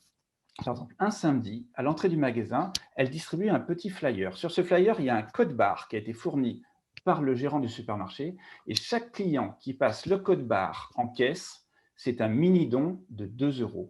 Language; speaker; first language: French; native; French